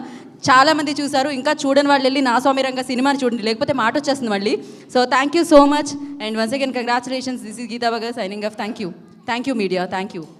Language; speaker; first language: Telugu; native; Telugu